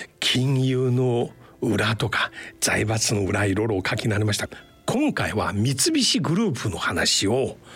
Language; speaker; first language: Japanese; non-native, fluent; Chinese